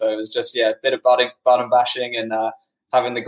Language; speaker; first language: English; native; English